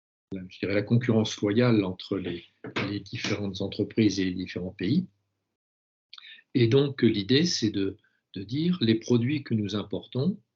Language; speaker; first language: French; native; French